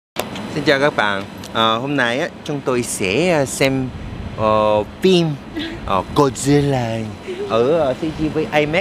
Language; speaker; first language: Vietnamese; non-native, learner; Korean